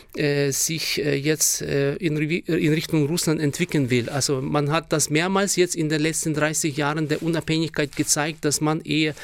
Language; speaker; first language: German; non-native, fluent; Ukrainian